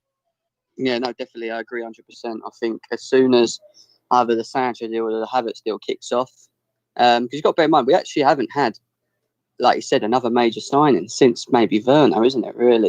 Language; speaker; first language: English; native; English